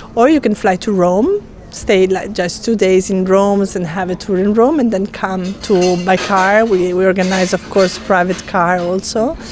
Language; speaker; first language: English; non-native, fluent; Italian